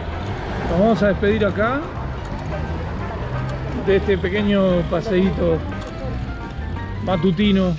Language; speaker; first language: Spanish; native; Spanish